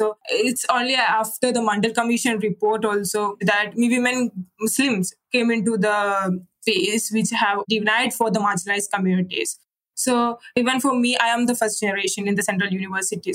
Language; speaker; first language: English; non-native, local second language; Malayalam